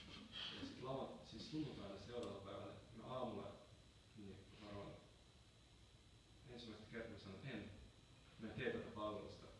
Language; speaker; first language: Finnish; non-native, learner; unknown